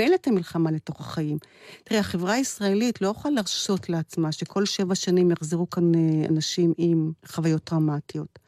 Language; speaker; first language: Hebrew; native; Hebrew